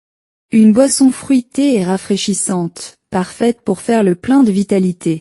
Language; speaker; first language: French; non-native, learner; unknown